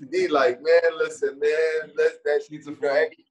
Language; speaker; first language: English; native; English